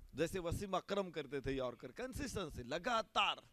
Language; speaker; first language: Hindi; non-native, local second language; Marathi